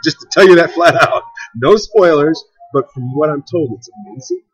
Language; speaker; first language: English; native; English